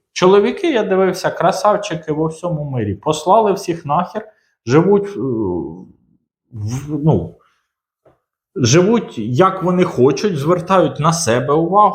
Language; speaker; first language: Ukrainian; non-native, local second language; Russian